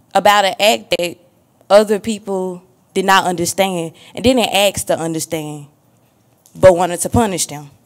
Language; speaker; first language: English; native; English